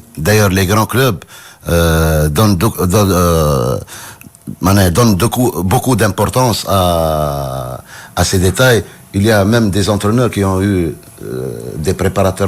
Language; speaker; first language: French; non-native, local second language; Arabic